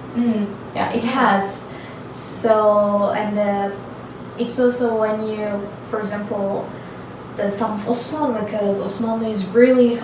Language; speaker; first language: English; non-native, learner; Turkish